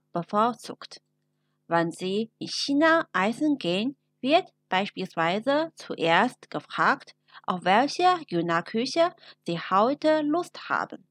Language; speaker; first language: German; non-native, fluent; Chinese